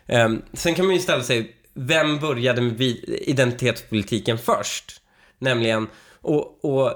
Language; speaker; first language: Swedish; native; Swedish